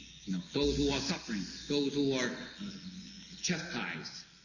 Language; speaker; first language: English; non-native, fluent; Korean